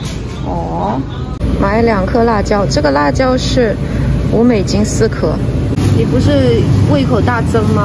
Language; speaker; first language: Chinese; native; Chinese